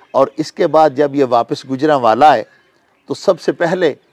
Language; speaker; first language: Urdu; non-native, local second language; Punjabi